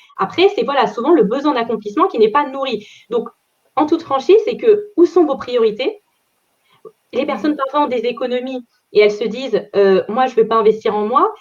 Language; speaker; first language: French; native; French